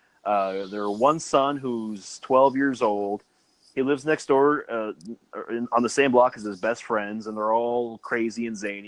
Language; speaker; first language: English; native; English